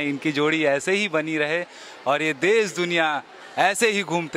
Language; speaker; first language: Hindi; native; Hindi